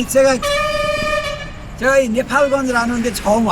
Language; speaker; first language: Korean; non-native, fluent; Nepali